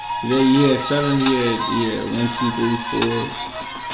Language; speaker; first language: English; native; English